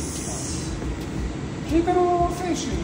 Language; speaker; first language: Japanese; native; Japanese